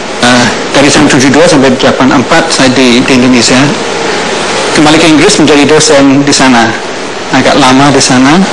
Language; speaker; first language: Indonesian; non-native, fluent; English